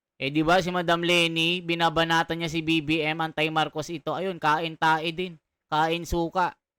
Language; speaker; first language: Filipino; non-native, local second language; Iloko